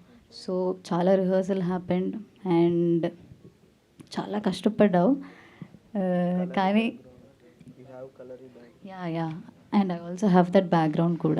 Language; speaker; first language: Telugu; non-native, learner; Malayalam